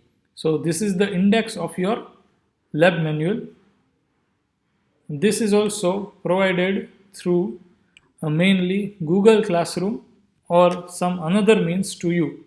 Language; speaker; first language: English; non-native, local second language; Gujarati